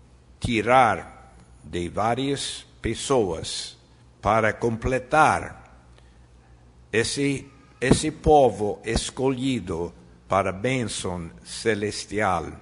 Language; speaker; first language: Portuguese; non-native, fluent; Spanish